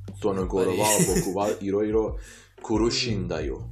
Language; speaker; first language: Japanese; non-native, fluent; Persian